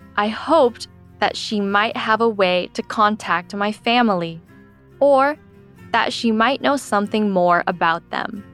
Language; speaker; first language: English; native; English